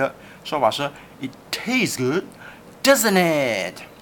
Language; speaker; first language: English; non-native, local second language; Chinese